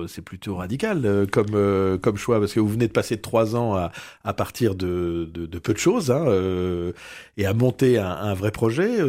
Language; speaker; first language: French; native; French